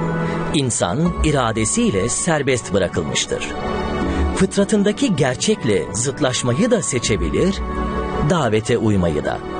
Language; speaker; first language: Turkish; native; Turkish